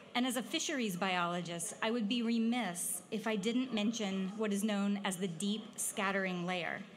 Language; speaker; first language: English; native; English